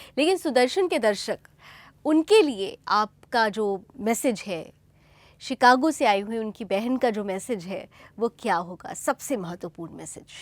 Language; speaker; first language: Hindi; native; Hindi